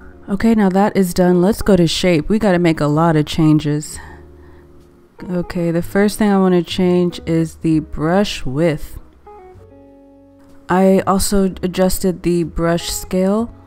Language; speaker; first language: English; native; English